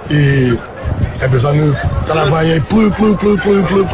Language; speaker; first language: French; non-native, learner; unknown